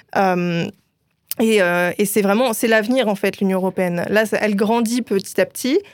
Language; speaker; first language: French; native; French